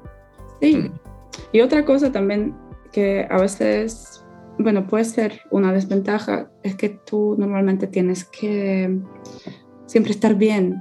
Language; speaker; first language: Spanish; non-native, fluent; Polish